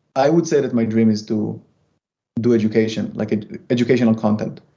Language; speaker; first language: English; non-native, fluent; Hebrew